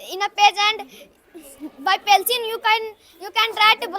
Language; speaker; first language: English; non-native, learner; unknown